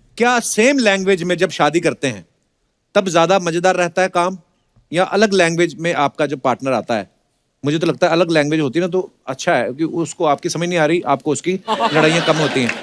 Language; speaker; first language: Hindi; non-native, local second language; Punjabi